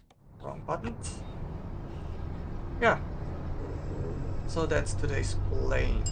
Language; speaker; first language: English; non-native, fluent; German